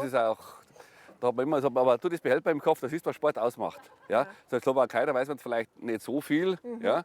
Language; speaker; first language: German; native; German